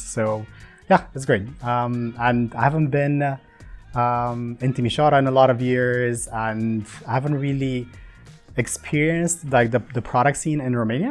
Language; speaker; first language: English; non-native, fluent; Romanian